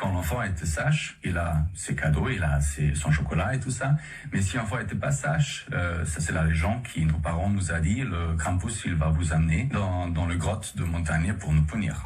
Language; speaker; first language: French; non-native, learner; German